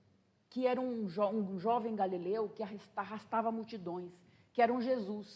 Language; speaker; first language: Portuguese; native; Portuguese